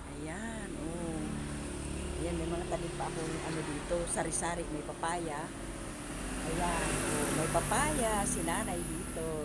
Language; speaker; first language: Filipino; non-native, local second language; Iloko